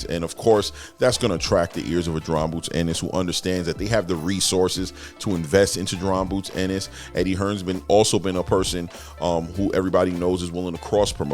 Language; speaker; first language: English; native; English